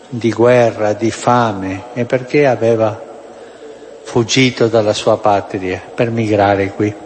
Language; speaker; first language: Italian; non-native, fluent; Spanish